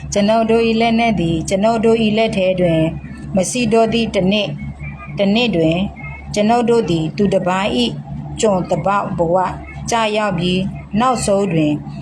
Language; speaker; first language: Burmese; non-native, local second language; S'gaw Karen